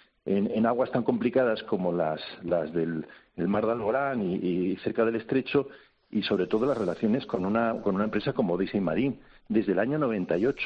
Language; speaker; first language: Spanish; native; Spanish